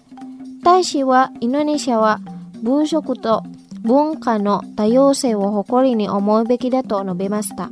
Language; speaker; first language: Japanese; non-native, fluent; Indonesian